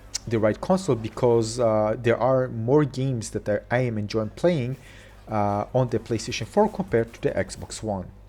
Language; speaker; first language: English; non-native, fluent; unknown